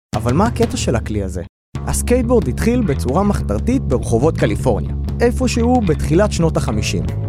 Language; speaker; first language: Hebrew; native; Hebrew